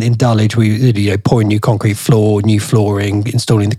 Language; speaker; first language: English; native; English